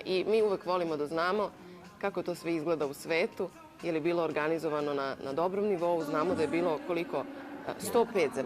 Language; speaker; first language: Bosnian; native; Bosnian